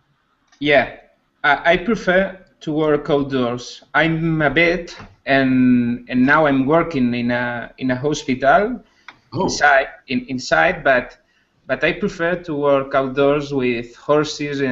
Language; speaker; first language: English; non-native, learner; Spanish